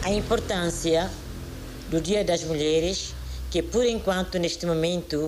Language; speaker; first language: Portuguese; non-native, local second language; Tetum